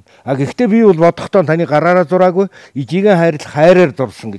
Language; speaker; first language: Mongolian; native; Mongolian